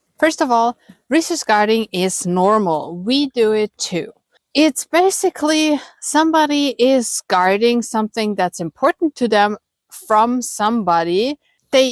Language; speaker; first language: English; non-native, fluent; German